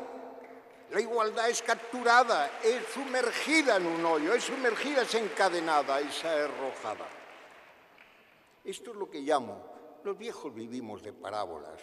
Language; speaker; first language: Spanish; native; Spanish